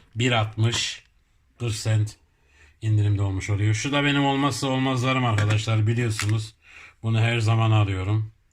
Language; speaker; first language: Turkish; early bilingual, heritage; Turkish